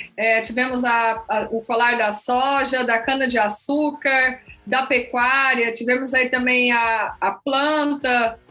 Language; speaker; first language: Portuguese; native; Portuguese